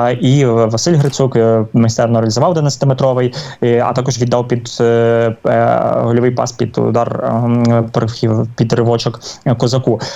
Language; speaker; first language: Ukrainian; native; Ukrainian